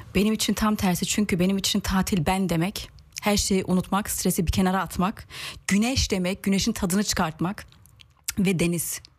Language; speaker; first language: Turkish; early bilingual, heritage; Turkish